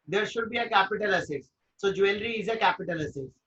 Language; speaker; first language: English; non-native, local second language; Hindi